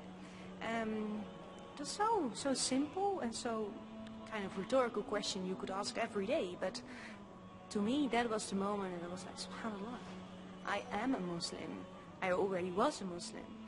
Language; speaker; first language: English; non-native, fluent; Dutch